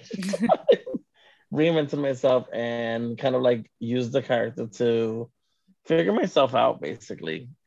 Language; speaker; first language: English; native; English